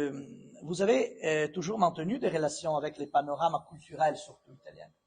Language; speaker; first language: French; non-native, fluent; Italian